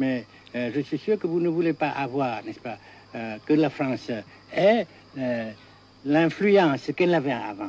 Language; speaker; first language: French; non-native, local second language; Vietnamese